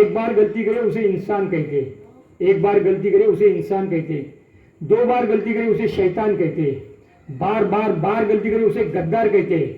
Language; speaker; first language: Hindi; non-native, local second language; Marathi